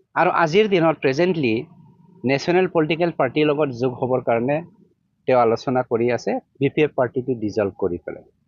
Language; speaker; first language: Assamese; non-native, local second language; Bodo